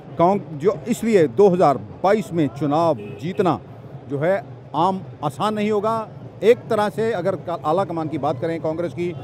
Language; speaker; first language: Hindi; non-native, local second language; Punjabi